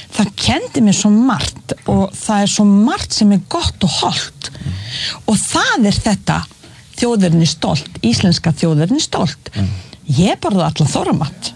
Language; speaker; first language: Icelandic; non-native, fluent; Bosnian